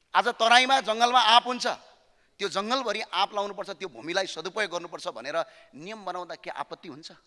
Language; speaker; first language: Nepali; native; Nepali